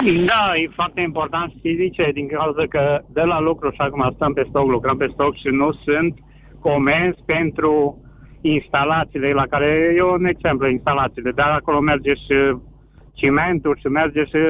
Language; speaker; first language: Romanian; native; Romanian